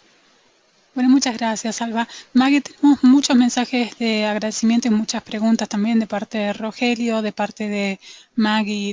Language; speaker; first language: Spanish; native; Spanish